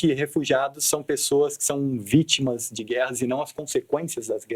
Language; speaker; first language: Portuguese; native; Portuguese